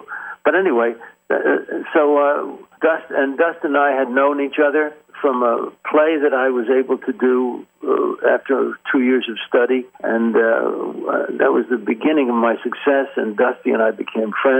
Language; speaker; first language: English; native; English